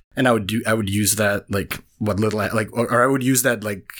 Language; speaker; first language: English; non-native, fluent; Spanish